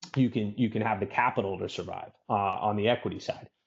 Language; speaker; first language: English; native; English